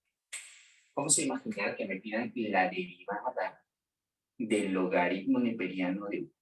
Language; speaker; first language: Spanish; native; Spanish